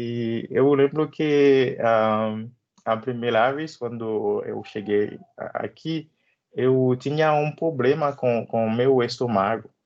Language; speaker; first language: Portuguese; non-native, learner; Haitian Creole